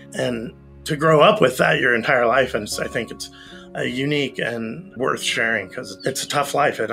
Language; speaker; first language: English; native; English